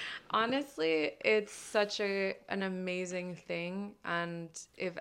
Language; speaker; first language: English; non-native, fluent; French